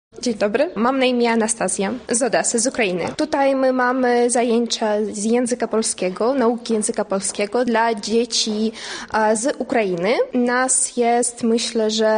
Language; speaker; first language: Polish; non-native, learner; Ukrainian